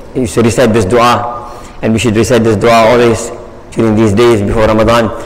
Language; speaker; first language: English; native; English